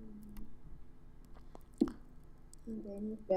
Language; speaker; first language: English; non-native, learner; Filipino